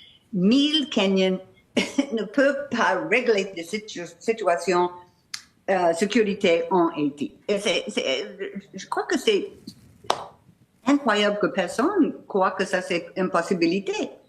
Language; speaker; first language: French; non-native, fluent; English